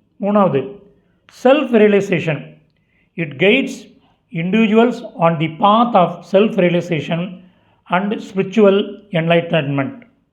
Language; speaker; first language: English; non-native, local second language; Tamil